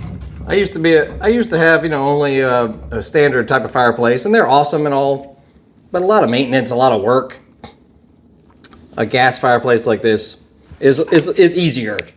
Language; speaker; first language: English; native; English